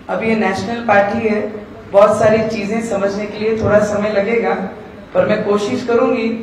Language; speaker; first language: Hindi; non-native, local second language; Marathi